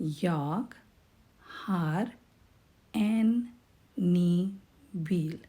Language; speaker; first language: Swedish; non-native, fluent; Urdu